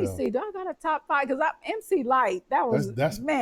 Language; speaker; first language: English; native; English